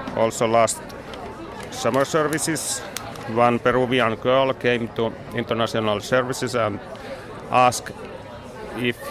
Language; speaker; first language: English; non-native, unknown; Finnish